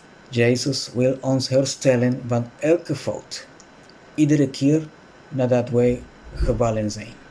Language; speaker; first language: Dutch; non-native, fluent; Spanish